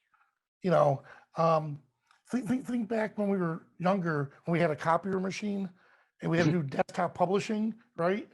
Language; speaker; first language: English; native; English